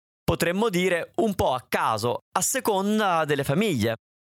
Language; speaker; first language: Italian; native; Italian